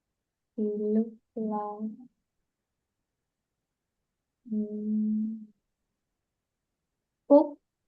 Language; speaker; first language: English; non-native, learner; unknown